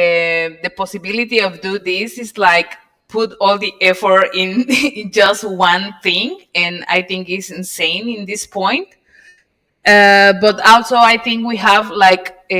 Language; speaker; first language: English; non-native, learner; Spanish